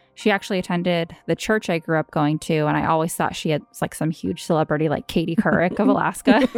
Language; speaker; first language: English; native; English